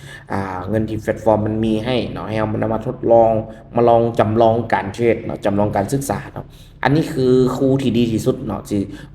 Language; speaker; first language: Thai; non-native, local second language; Northeastern Thai